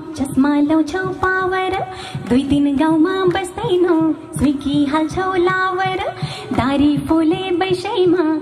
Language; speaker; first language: Nepali; early bilingual, heritage; Nepali